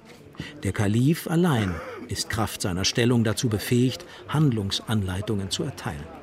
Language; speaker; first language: German; native; German